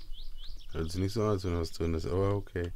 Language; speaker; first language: German; native; German